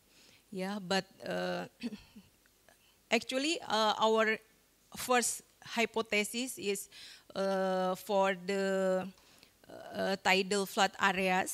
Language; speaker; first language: English; non-native, fluent; Indonesian